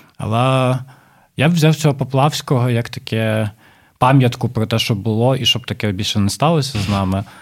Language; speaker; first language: Ukrainian; non-native, local second language; Russian